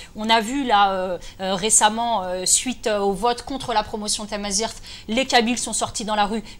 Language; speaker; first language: French; native; French